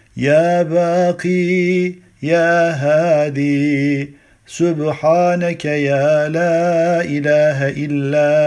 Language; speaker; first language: Arabic; non-native, fluent; Turkish